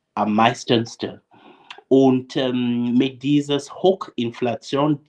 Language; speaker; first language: German; non-native, fluent; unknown